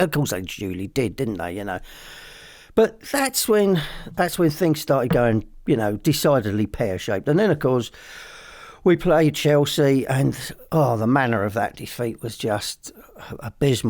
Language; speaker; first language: English; native; English